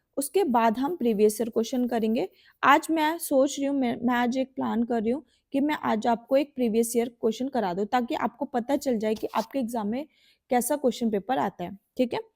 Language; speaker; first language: Hindi; native; Hindi